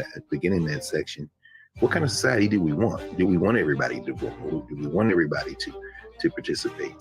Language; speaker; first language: English; native; English